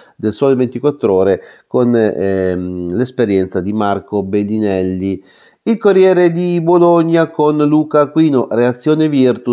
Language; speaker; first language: Italian; native; Italian